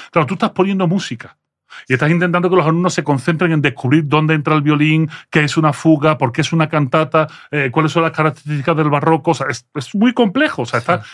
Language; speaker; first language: Spanish; early bilingual, other home language; French